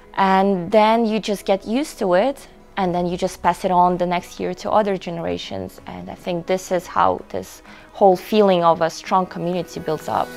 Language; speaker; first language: English; non-native, fluent; Russian